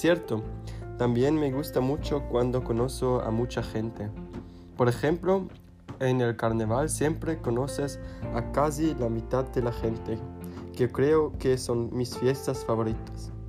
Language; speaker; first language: Spanish; non-native, learner; German